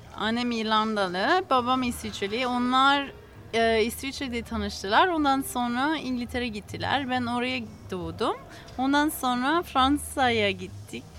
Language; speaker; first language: Turkish; non-native, learner; English